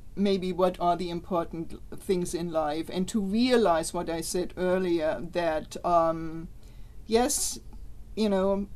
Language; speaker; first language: English; non-native, fluent; German